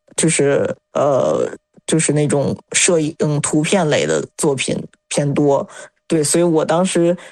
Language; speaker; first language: Chinese; native; Chinese